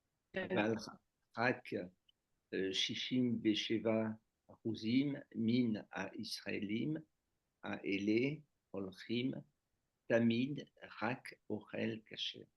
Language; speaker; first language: Hebrew; non-native, learner; French